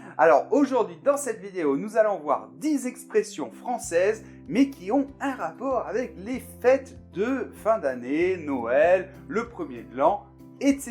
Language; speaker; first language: French; native; French